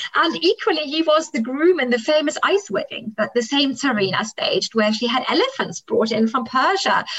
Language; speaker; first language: English; non-native, local second language; German